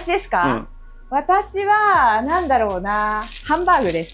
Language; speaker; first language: Japanese; native; Japanese